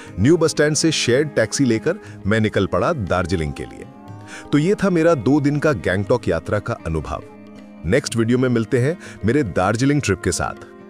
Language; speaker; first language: Hindi; non-native, fluent; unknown